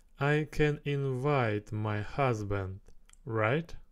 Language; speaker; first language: English; non-native, learner; Russian